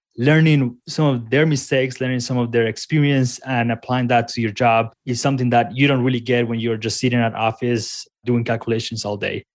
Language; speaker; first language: English; non-native, fluent; Spanish